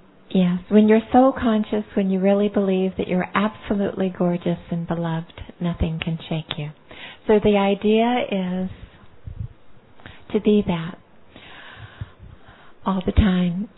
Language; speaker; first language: English; native; English